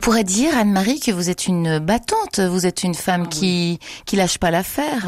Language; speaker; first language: French; native; French